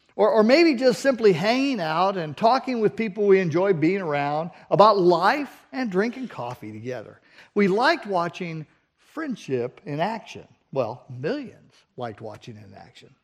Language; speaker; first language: English; native; English